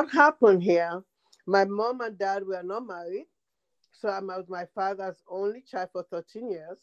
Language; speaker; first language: English; non-native, local second language; Krio